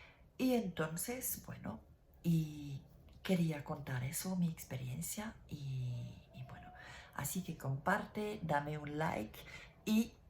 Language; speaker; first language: Spanish; non-native, learner; French